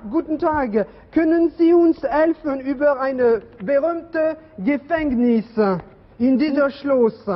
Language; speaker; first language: German; non-native, learner; French